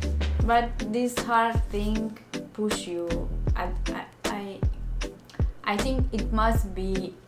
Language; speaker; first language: English; non-native, learner; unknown